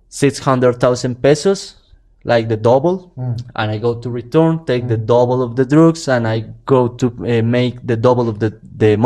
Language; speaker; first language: English; non-native, learner; Spanish